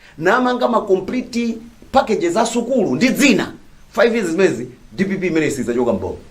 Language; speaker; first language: Nyanja; native; Nyanja